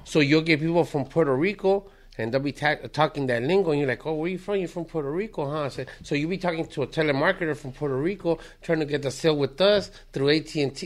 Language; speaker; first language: English; early bilingual, other home language; Spanish